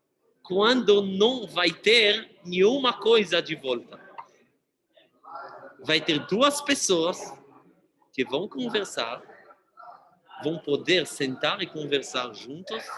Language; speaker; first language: Portuguese; non-native, fluent; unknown